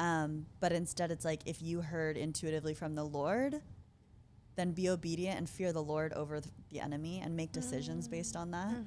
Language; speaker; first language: English; native; English